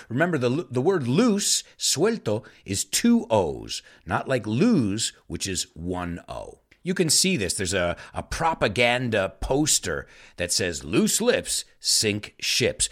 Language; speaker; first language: English; native; English